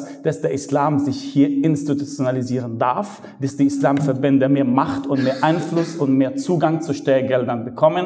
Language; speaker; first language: German; non-native, fluent; Arabic